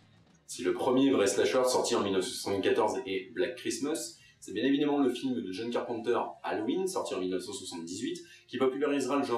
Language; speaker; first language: French; native; French